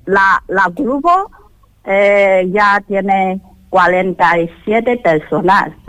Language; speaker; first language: Spanish; non-native, learner; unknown